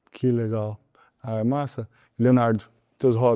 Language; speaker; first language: Portuguese; native; Portuguese